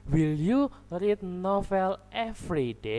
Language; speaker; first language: English; non-native, learner; Indonesian